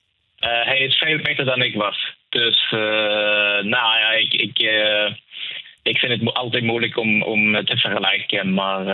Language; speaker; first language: Dutch; non-native, fluent; Norwegian